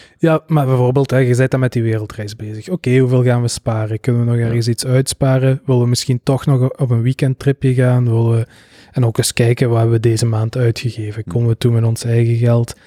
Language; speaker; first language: Dutch; native; Dutch